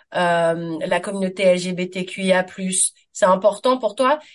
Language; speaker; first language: French; native; French